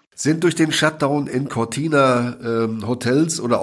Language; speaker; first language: German; non-native, fluent; Italian